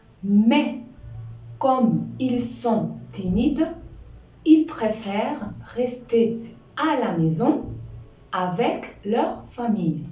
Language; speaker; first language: French; non-native, fluent; Spanish